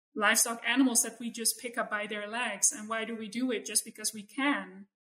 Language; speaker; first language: English; non-native, fluent; Dutch